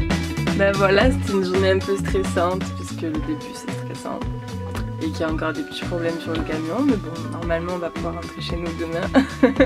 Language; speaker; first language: French; native; French